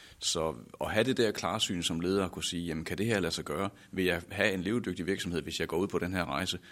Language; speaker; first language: Danish; native; Danish